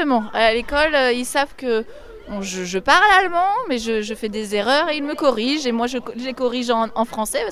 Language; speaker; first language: French; native; French